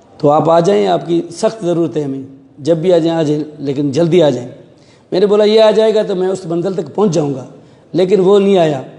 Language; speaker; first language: Urdu; non-native, local second language; Sindhi